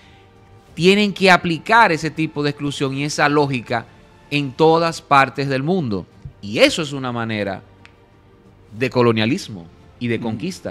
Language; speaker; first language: Spanish; native; Spanish